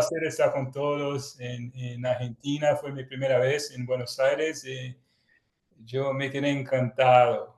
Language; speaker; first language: Spanish; non-native, fluent; Portuguese